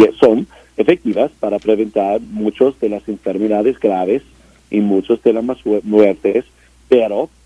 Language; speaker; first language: Spanish; non-native, learner; English